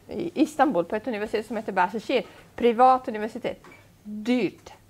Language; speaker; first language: Swedish; non-native, fluent; Italian